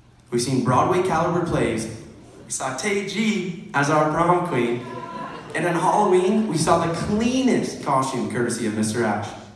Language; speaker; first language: English; native; English